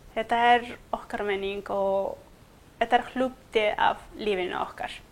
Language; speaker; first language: Icelandic; non-native, fluent; Quechua